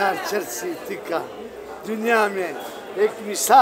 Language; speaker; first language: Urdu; non-native, local second language; Pashto